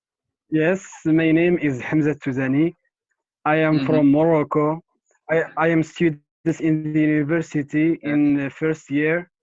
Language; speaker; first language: English; non-native, learner; Arabic